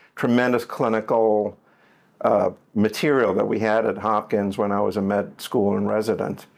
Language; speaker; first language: English; native; English